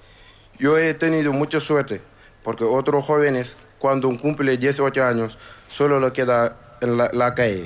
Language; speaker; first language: Spanish; non-native, learner; Wolof